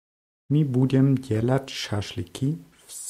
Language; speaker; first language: Russian; non-native, learner; German